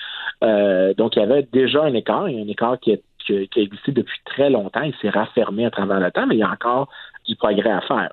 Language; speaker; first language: French; native; French